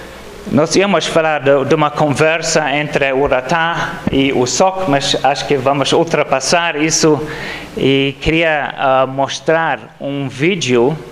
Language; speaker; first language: Portuguese; non-native, fluent; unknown